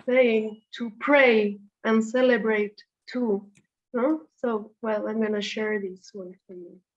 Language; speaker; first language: English; non-native, fluent; Spanish